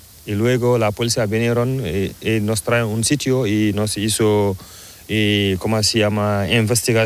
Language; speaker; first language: Spanish; non-native, learner; Fula